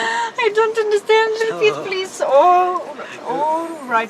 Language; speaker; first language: English; non-native, learner; Russian